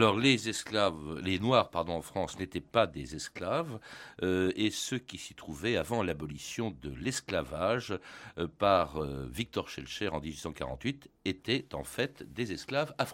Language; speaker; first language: French; native; French